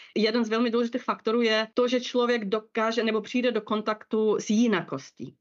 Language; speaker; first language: Czech; non-native, fluent; Russian